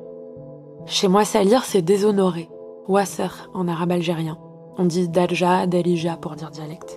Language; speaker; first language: French; early bilingual, other home language; Arabic